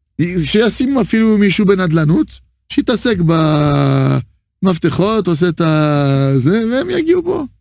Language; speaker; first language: Hebrew; non-native, fluent; French